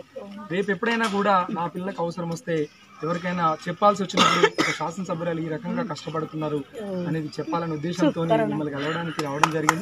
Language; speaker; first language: Telugu; native; Telugu